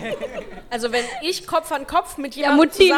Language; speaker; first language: German; native; German